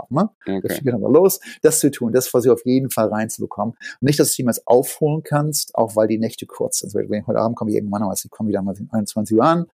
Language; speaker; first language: German; native; German